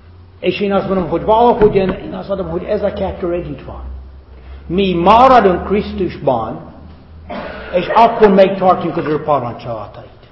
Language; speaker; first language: Hungarian; non-native, fluent; English